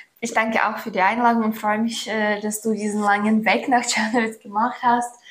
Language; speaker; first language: German; non-native, fluent; Ukrainian